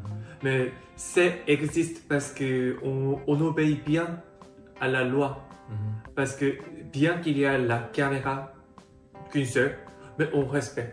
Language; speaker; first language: French; non-native, fluent; Korean